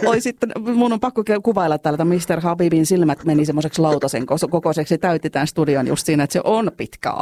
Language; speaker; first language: Finnish; native; Finnish